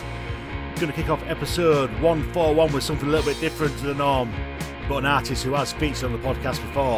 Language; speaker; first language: English; native; English